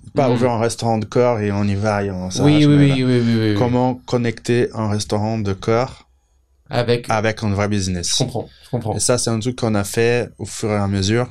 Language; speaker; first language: French; non-native, fluent; Portuguese